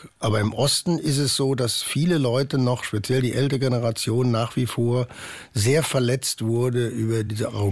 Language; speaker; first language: German; native; German